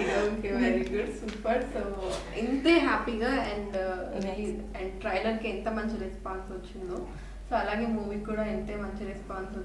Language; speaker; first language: Telugu; native; Telugu